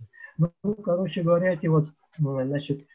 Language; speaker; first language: Russian; native; Russian